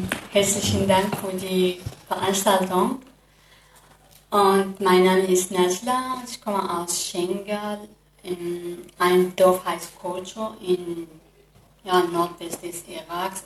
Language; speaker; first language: German; non-native, learner; Kurdish